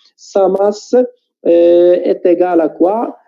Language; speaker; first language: French; non-native, local second language; Arabic